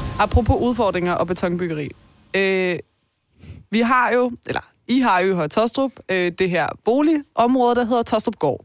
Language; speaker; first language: Danish; early bilingual, other home language; Persian